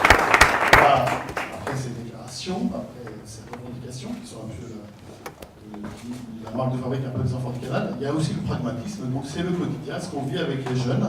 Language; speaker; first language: French; native; French